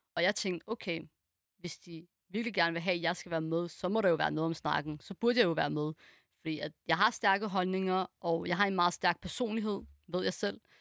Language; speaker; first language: Danish; early bilingual, other home language; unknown